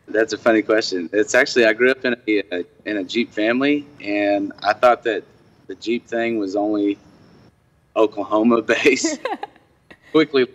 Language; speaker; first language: English; native; English